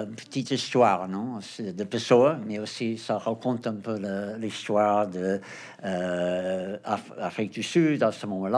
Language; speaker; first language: French; non-native, fluent; Portuguese